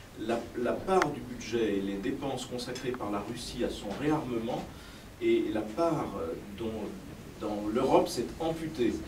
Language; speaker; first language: French; native; French